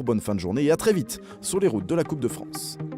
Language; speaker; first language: French; native; French